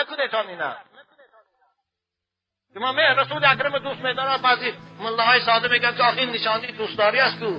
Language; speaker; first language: Persian; native; Persian